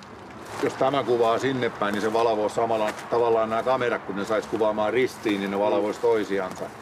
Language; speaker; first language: Finnish; native; Finnish